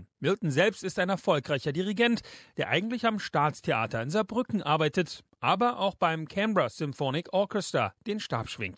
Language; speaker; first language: German; native; German